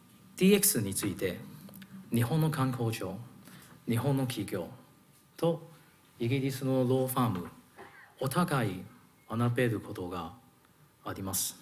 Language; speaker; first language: Japanese; non-native, learner; Cantonese